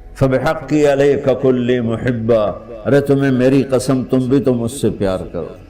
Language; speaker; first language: Urdu; non-native, local second language; Punjabi